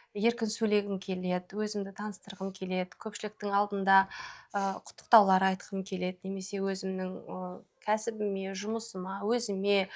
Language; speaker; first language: Kazakh; non-native, local second language; Russian